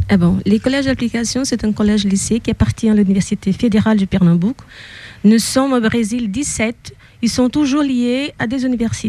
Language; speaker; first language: French; non-native, fluent; Portuguese